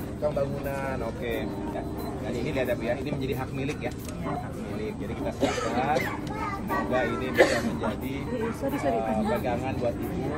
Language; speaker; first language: Indonesian; native; Indonesian